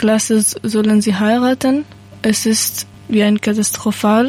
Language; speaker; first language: German; non-native, learner; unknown